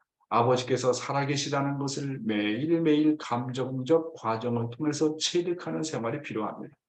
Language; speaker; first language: Korean; native; Korean